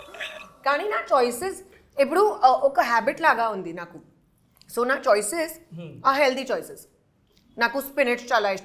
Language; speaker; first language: Telugu; non-native, learner; Hindi